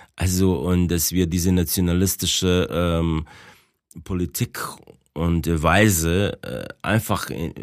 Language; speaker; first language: German; non-native, fluent; Bosnian